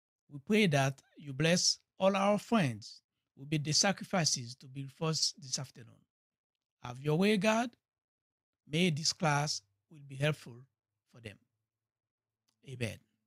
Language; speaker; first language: English; non-native, fluent; Haitian Creole